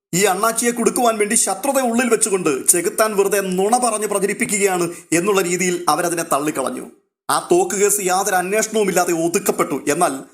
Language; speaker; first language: Malayalam; native; Malayalam